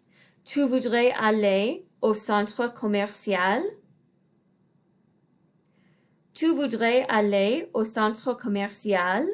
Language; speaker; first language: French; non-native, fluent; English